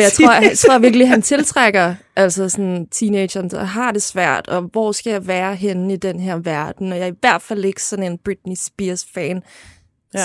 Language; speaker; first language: Danish; native; Danish